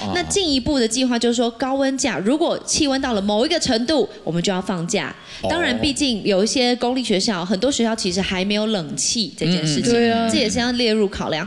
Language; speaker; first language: Chinese; native; Chinese